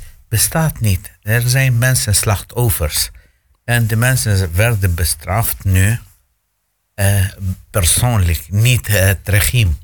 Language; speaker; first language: Dutch; non-native, fluent; Arabic